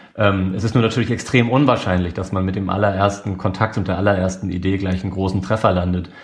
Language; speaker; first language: German; native; German